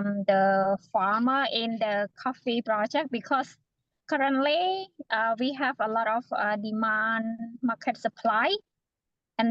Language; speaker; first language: English; non-native, fluent; Khmer